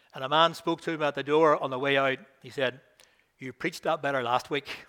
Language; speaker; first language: English; native; English